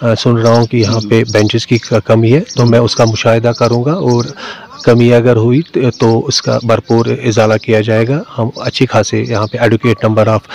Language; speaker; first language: Hindi; non-native, local second language; Kashmiri